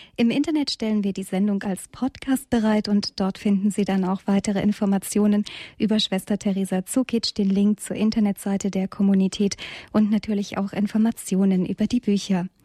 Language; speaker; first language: German; native; German